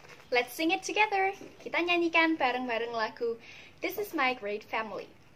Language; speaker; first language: English; non-native, fluent; Indonesian